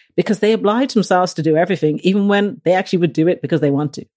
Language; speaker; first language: English; native; English